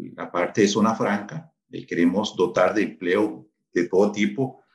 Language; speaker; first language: Spanish; native; Spanish